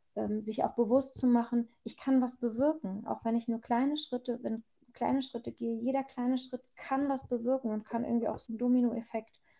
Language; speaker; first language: German; early bilingual, other home language; Persian